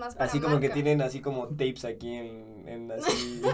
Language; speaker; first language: Spanish; native; Spanish